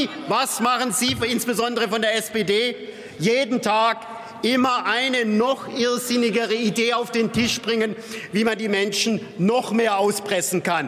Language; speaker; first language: German; native; German